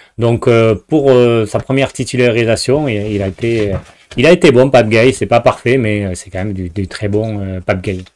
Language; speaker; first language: French; native; French